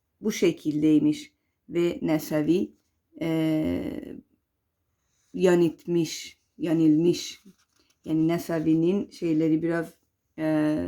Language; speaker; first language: Turkish; non-native, fluent; Persian